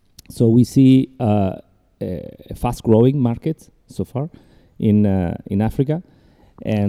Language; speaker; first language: English; non-native, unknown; Italian